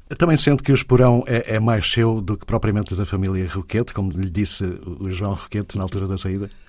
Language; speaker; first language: Portuguese; native; Portuguese